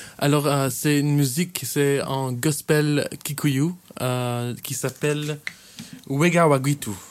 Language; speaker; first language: French; early bilingual, heritage; French